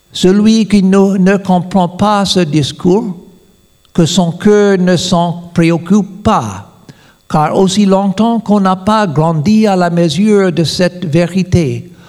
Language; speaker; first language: French; non-native, fluent; English